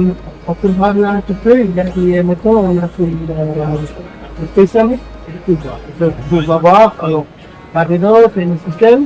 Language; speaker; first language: French; non-native, learner; German